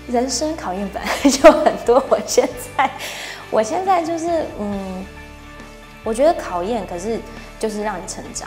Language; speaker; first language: Chinese; native; Chinese